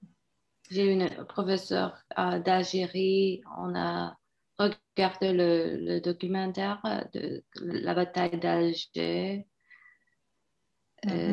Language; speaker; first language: French; non-native, fluent; Turkish